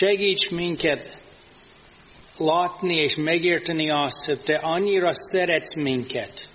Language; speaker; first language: Hungarian; non-native, fluent; English